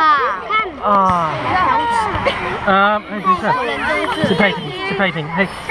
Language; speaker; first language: Chinese; non-native, learner; English